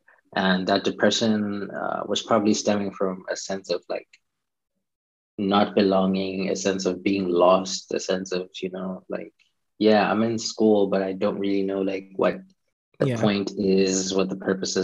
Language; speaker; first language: English; non-native, local second language; Shona